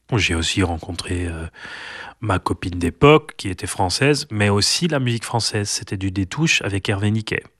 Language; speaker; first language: French; non-native, local second language; Dutch